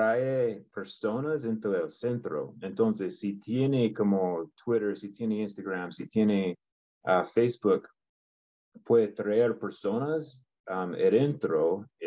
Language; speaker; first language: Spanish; non-native, learner; English